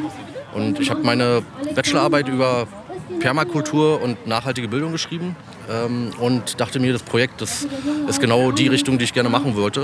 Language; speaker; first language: German; native; German